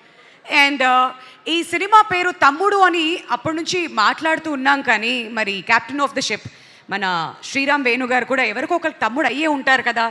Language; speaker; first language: Telugu; native; Telugu